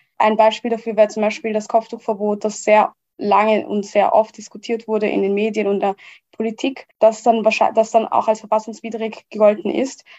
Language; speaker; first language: German; early bilingual, other home language; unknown